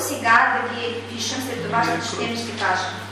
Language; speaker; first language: Bulgarian; non-native, learner; Russian